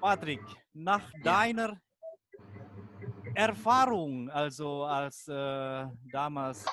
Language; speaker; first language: German; non-native, fluent; Indonesian